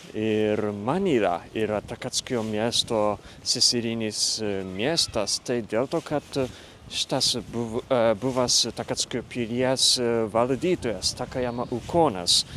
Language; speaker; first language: Lithuanian; non-native, fluent; Japanese